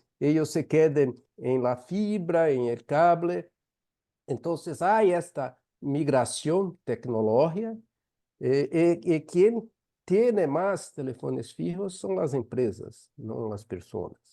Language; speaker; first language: Spanish; non-native, fluent; Portuguese